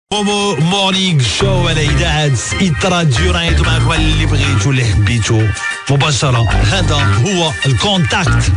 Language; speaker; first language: Arabic; native; Arabic